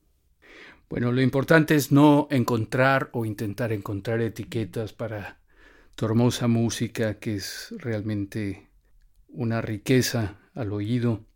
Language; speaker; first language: Spanish; native; Spanish